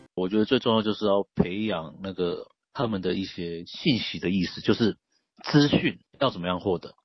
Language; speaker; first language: Chinese; native; Chinese